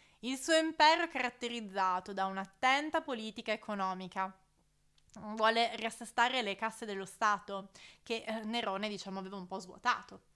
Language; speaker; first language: Italian; native; Italian